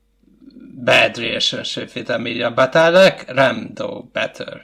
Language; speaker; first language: English; non-native, fluent; Hungarian